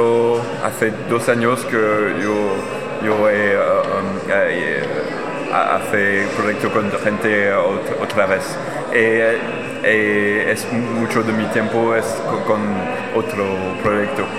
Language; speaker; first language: Spanish; non-native, learner; French